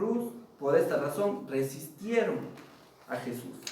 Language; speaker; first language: Spanish; native; Spanish